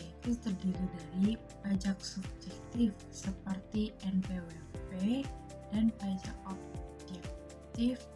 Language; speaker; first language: Indonesian; native; Indonesian